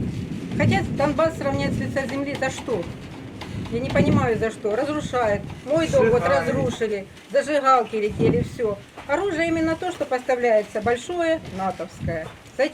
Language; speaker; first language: Russian; native; Russian